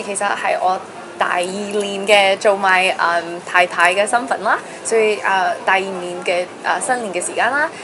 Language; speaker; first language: Cantonese; early bilingual, heritage; Cantonese